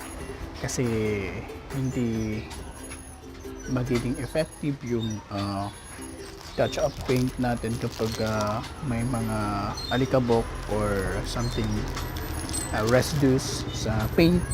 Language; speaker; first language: Filipino; native; Filipino